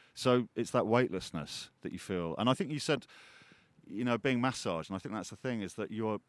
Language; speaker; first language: English; native; English